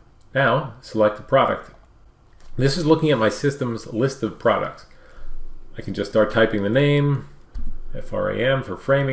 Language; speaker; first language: English; native; English